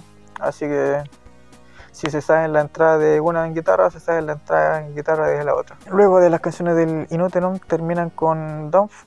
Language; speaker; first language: Spanish; native; Spanish